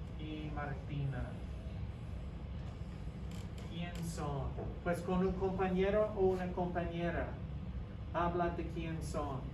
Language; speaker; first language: Spanish; non-native, fluent; English